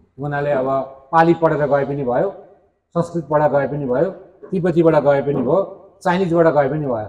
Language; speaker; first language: Nepali; native; Nepali